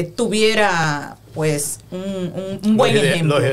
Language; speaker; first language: Spanish; native; Spanish